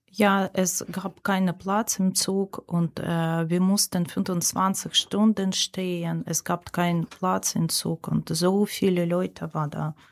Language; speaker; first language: German; non-native, learner; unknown